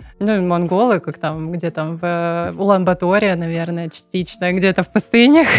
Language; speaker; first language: Russian; non-native, local second language; Tatar